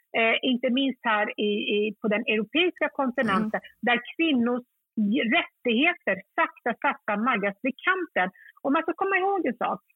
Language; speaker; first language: Swedish; early bilingual, other home language; Kurdish